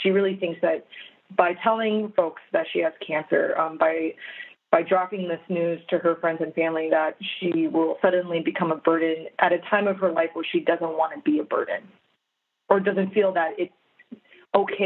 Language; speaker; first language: English; native; English